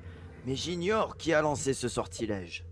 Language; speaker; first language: French; native; French